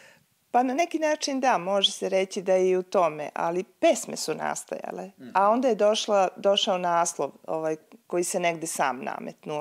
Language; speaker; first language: Serbian; native; Serbian